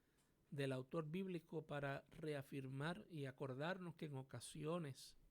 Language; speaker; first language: Spanish; native; Spanish